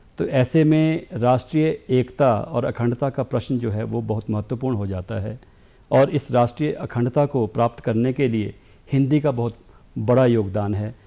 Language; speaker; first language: Hindi; native; Hindi